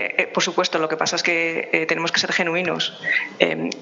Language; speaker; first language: Spanish; native; Spanish